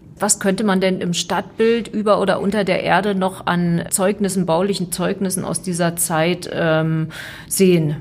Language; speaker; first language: German; native; German